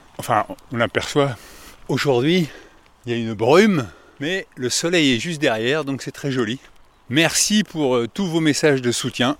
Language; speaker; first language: French; native; French